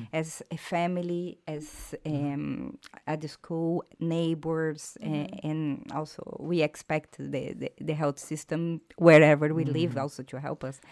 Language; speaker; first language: English; non-native, fluent; Portuguese